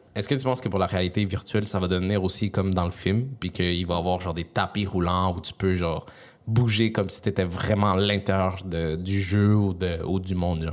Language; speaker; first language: French; early bilingual, other home language; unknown